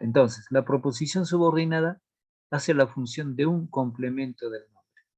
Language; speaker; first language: Spanish; native; Spanish